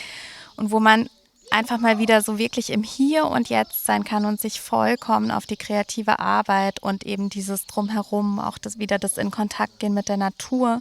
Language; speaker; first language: German; native; German